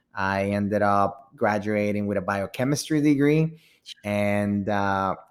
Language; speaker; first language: English; early bilingual, other home language; Spanish